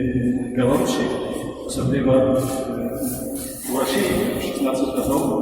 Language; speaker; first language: Polish; non-native, fluent; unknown